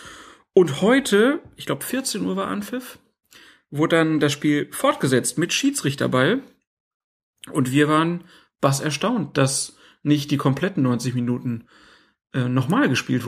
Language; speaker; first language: German; native; German